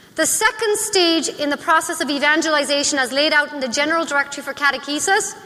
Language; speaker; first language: English; native; English